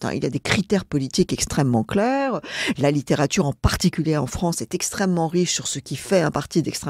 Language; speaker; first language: French; native; French